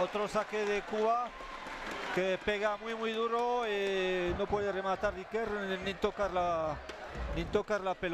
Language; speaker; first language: Spanish; non-native, fluent; French